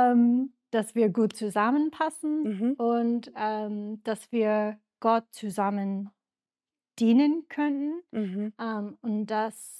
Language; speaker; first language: German; non-native, learner; English